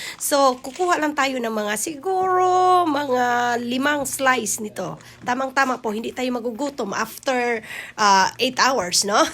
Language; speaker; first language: Filipino; non-native, local second language; Cebuano